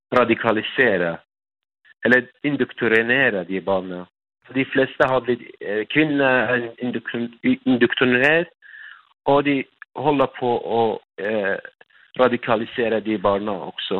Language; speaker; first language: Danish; non-native, fluent; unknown